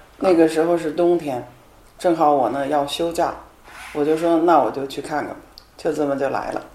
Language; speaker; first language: Chinese; native; Chinese